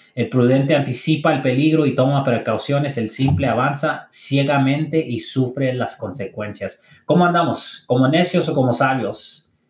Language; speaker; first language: Spanish; early bilingual, heritage; English